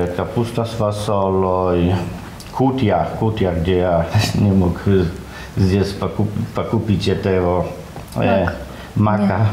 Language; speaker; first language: Russian; non-native, learner; Polish